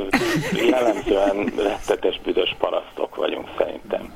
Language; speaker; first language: Hungarian; native; Hungarian